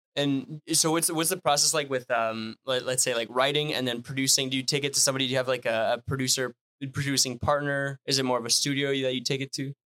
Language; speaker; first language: English; non-native, fluent; French